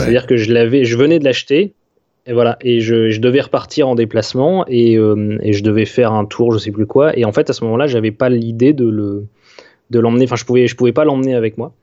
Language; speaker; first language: French; native; French